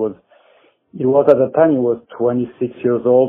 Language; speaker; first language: English; non-native, fluent; French